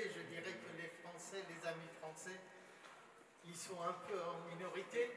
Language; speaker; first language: French; non-native, fluent; Persian